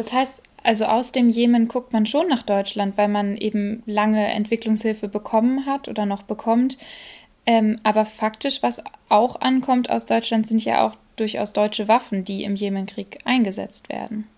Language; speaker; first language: German; native; German